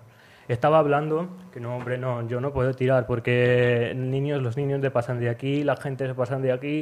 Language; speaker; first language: Spanish; non-native, learner; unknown